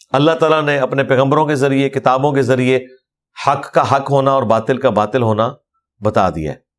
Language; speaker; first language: Urdu; non-native, local second language; Punjabi